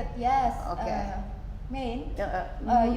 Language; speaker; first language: English; non-native, learner; Indonesian